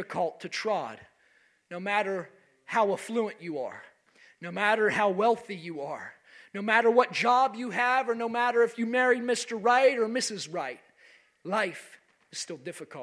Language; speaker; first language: English; native; English